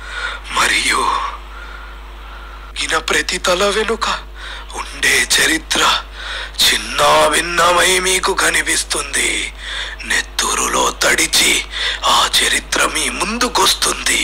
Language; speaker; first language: Telugu; native; Telugu